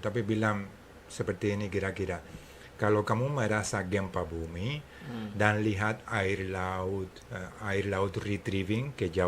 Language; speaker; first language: Indonesian; non-native, fluent; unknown